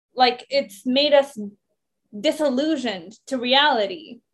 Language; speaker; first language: English; non-native, fluent; Persian